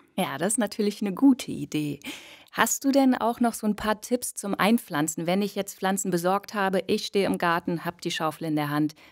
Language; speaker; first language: German; native; German